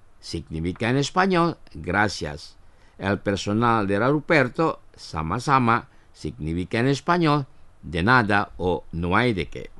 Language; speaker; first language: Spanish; non-native, fluent; Indonesian